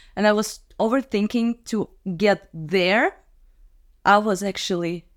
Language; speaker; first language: English; non-native, fluent; Russian